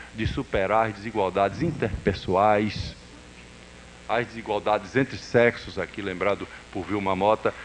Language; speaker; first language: Portuguese; native; Portuguese